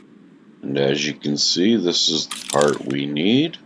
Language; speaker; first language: English; native; English